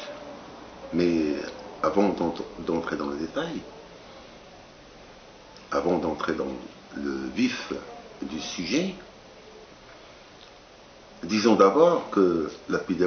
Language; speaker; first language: French; non-native, local second language; Arabic